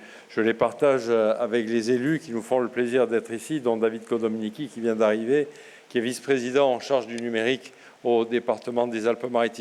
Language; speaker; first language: French; native; French